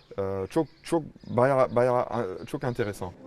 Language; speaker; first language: Turkish; non-native, fluent; French